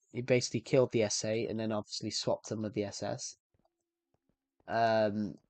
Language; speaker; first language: English; native; English